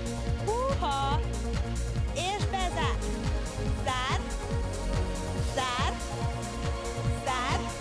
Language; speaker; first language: Hungarian; native; Hungarian